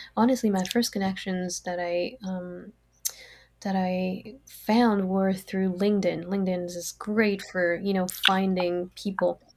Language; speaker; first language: English; non-native, fluent; French